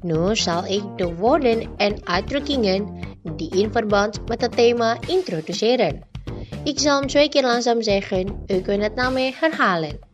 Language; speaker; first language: Dutch; non-native, learner; Indonesian